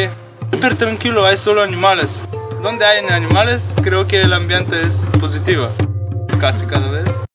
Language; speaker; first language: Spanish; non-native, learner; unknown